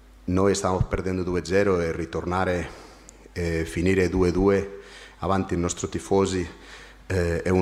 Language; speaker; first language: Italian; non-native, fluent; Spanish